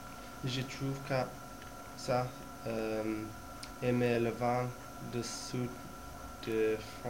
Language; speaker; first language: French; non-native, learner; English